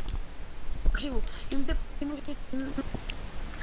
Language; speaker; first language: Hebrew; native; Hebrew